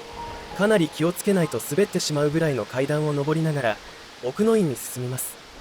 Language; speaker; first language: Japanese; native; Japanese